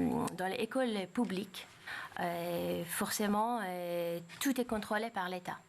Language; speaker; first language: French; non-native, fluent; Persian